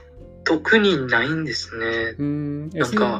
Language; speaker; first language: Japanese; non-native, learner; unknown